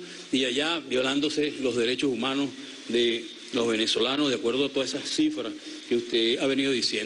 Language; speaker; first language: Spanish; native; Spanish